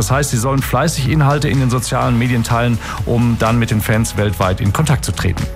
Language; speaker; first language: German; native; German